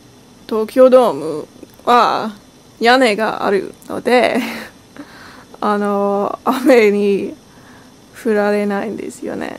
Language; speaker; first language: Japanese; non-native, learner; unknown